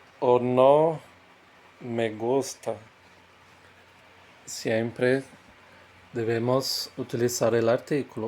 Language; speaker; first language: Spanish; non-native, fluent; Portuguese